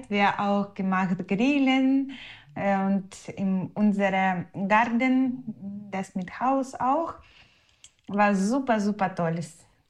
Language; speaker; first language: German; non-native, learner; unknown